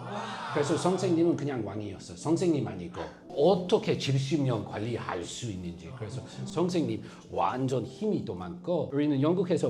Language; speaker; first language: Korean; non-native, fluent; English